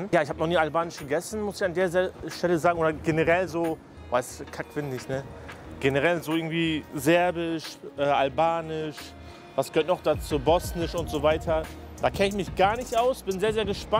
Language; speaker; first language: German; native; German